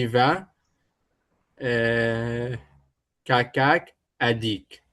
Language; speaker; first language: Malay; non-native, learner; Arabic